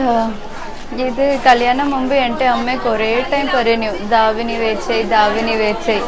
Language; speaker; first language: Malayalam; early bilingual, heritage; Malayalam